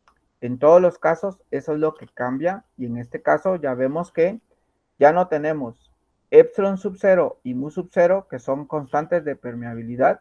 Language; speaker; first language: Spanish; native; Spanish